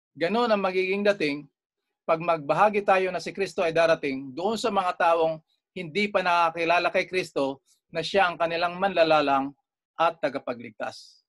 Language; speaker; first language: Filipino; non-native, local second language; Bikol